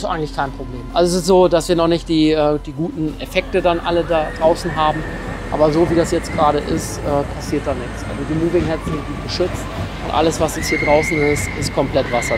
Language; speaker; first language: German; native; German